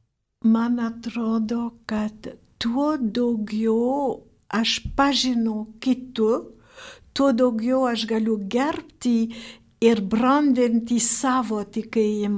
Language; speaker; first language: Lithuanian; non-native, fluent; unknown